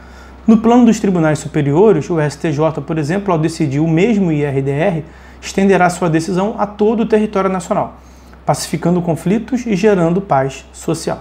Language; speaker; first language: Portuguese; native; Portuguese